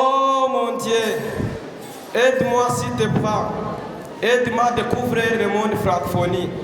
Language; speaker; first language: French; non-native, learner; Kinyarwanda